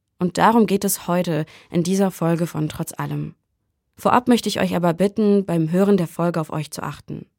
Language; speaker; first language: German; native; German